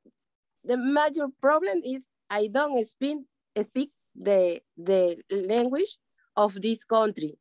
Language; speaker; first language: English; non-native, learner; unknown